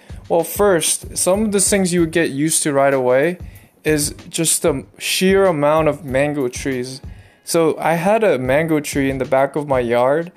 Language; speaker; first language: English; non-native, local second language; Korean